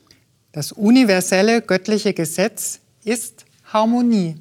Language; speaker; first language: German; native; German